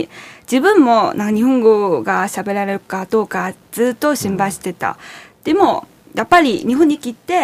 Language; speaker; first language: Japanese; non-native, fluent; Chinese